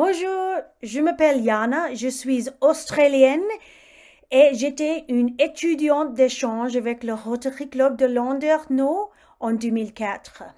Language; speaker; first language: French; non-native, fluent; English